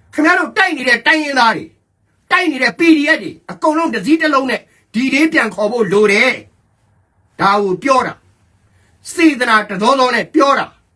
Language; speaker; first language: Burmese; native; Burmese